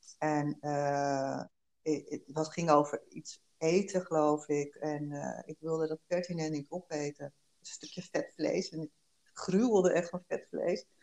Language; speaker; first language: Dutch; early bilingual, other home language; Korean